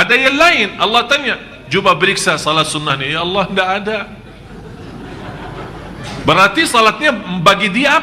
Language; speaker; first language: Indonesian; non-native, fluent; Arabic